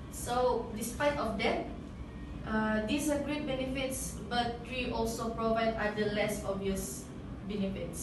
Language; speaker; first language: English; non-native, learner; Malay